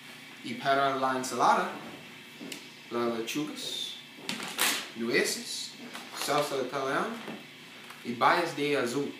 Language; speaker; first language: Spanish; non-native, learner; English